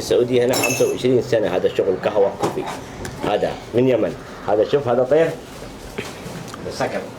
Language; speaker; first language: Arabic; non-native, learner; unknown